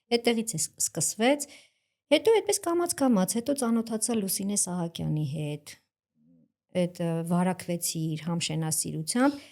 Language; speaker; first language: Armenian; native; Armenian